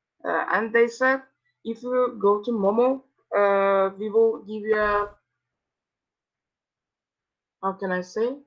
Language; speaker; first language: English; non-native, learner; Turkish